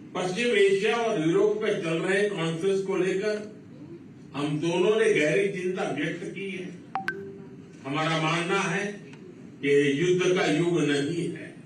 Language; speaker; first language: Hindi; non-native, local second language; Gujarati